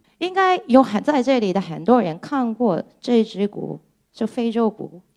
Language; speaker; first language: Chinese; non-native, fluent; Japanese